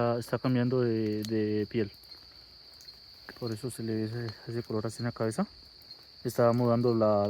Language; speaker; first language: Spanish; native; Spanish